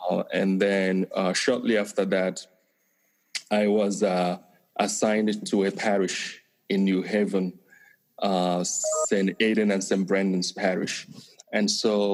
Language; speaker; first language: English; non-native, local second language; Igbo